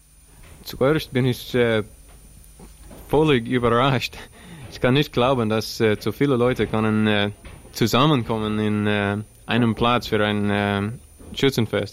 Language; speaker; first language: German; non-native, learner; English